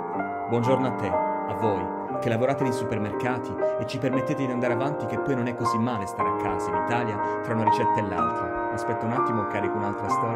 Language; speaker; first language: Italian; native; Italian